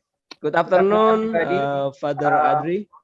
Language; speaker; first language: English; non-native, learner; Indonesian